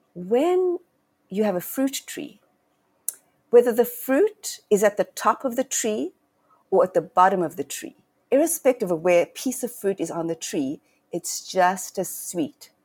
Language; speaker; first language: English; native; English